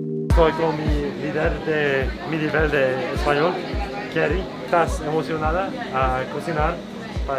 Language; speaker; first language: Spanish; non-native, learner; English